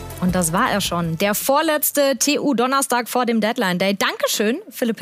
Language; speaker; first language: German; native; German